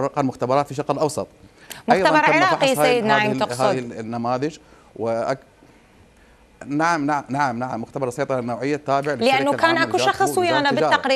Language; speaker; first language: Arabic; native; Arabic